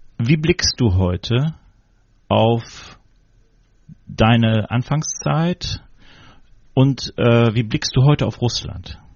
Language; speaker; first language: German; native; German